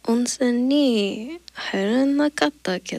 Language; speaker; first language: Japanese; non-native, learner; English